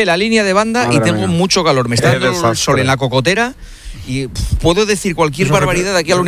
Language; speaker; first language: Spanish; native; Spanish